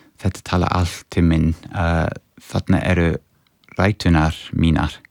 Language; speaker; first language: Icelandic; non-native, fluent; English